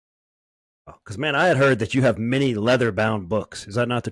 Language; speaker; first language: English; native; English